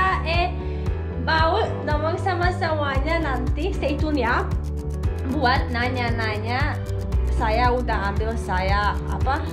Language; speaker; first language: Indonesian; non-native, learner; English